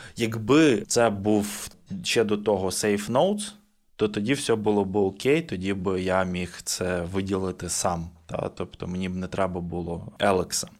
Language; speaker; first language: Ukrainian; native; Ukrainian